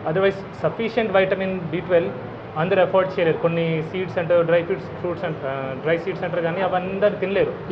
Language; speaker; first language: Telugu; non-native, local second language; Hindi